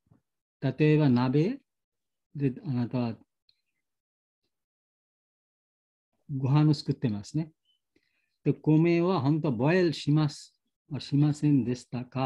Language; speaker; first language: Japanese; non-native, learner; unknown